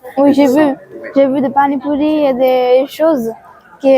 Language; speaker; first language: French; early bilingual, other home language; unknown